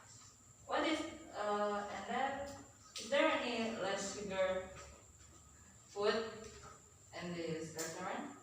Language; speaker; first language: English; non-native, learner; Indonesian